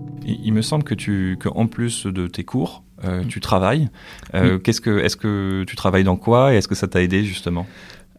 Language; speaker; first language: French; native; French